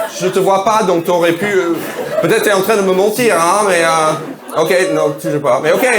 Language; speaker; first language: French; non-native, fluent; English